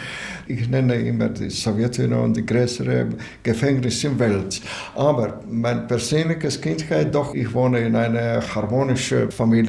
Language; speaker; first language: German; non-native, learner; Latvian